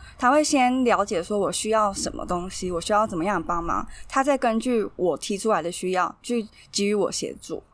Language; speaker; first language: Chinese; native; Chinese